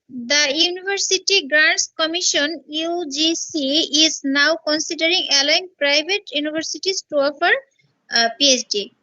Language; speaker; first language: English; non-native, local second language; Bangla